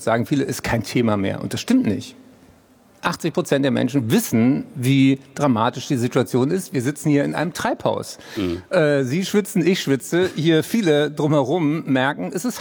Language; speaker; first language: German; native; German